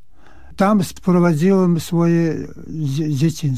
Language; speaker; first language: Polish; early bilingual, heritage; Polish